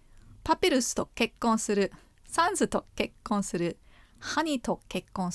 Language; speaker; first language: Japanese; non-native, fluent; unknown